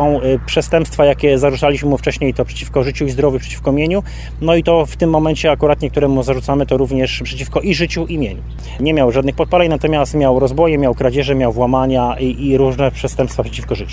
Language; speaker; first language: Polish; native; Polish